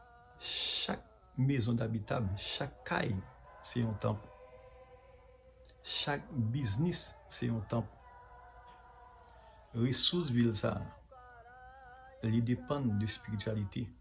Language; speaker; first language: French; non-native, local second language; Haitian Creole